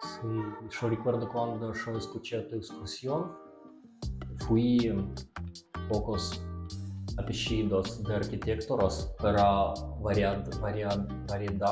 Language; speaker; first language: Spanish; non-native, learner; Russian